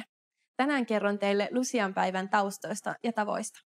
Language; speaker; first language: Finnish; native; Finnish